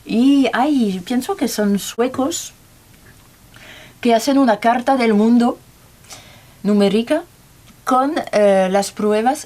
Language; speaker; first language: Spanish; non-native, learner; French